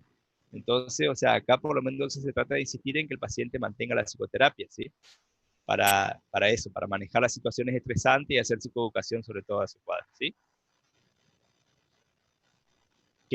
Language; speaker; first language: Spanish; native; Spanish